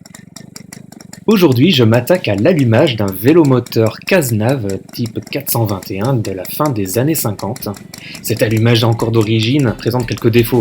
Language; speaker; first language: French; native; French